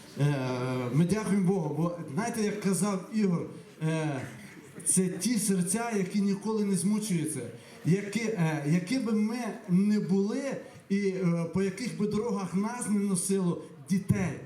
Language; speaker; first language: Ukrainian; native; Ukrainian